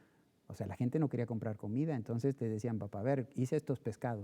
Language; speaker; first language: Spanish; native; Spanish